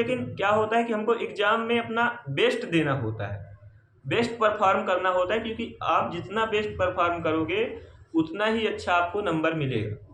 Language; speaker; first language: Hindi; native; Hindi